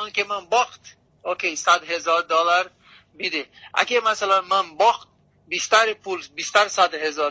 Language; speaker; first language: Persian; non-native, learner; Portuguese